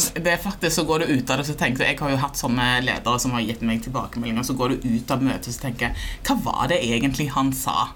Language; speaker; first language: Norwegian; early bilingual, other home language; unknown